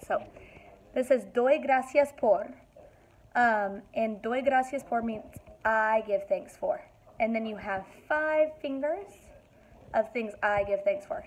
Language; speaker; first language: English; native; English